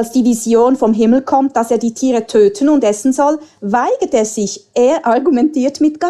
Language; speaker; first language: German; native; German